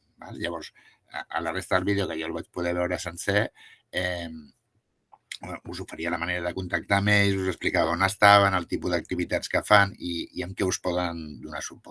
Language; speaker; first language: Catalan; native; Catalan